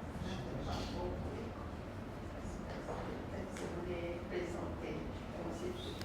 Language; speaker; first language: French; non-native, learner; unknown